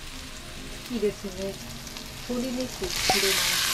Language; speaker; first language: Japanese; non-native, learner; Lao